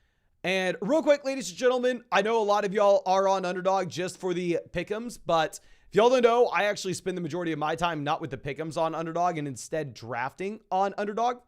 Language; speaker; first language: English; native; English